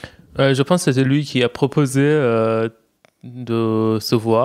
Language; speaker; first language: French; non-native, fluent; Persian